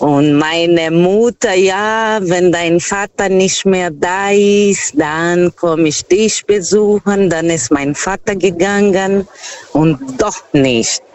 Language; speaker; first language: German; non-native, fluent; Portuguese